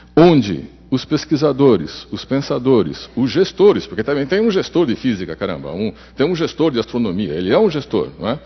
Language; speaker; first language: Portuguese; native; Portuguese